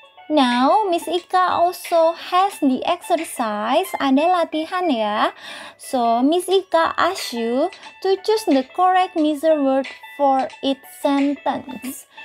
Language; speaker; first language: English; non-native, fluent; Indonesian